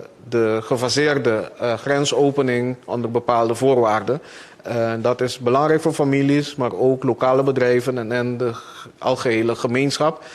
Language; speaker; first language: Dutch; non-native, local second language; Papiamento